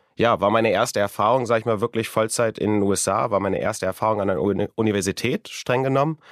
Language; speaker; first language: German; native; German